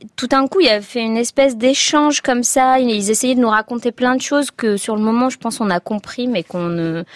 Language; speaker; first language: French; non-native, local second language; Arabic